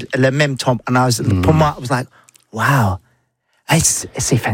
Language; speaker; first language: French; non-native, learner; English